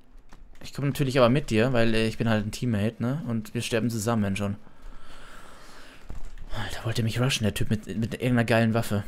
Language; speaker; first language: German; native; German